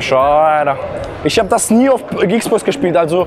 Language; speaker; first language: German; native; German